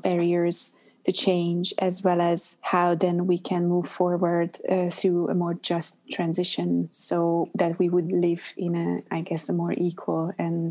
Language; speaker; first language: English; non-native, fluent; Hungarian